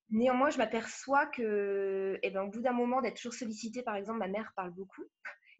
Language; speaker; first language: French; native; French